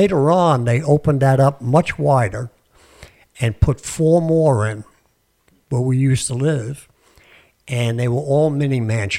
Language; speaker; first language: English; native; English